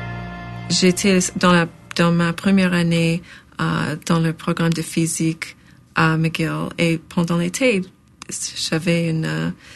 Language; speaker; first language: French; non-native, local second language; English